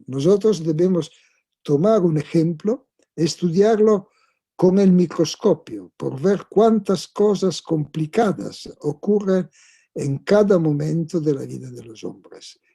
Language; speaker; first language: Spanish; non-native, fluent; Italian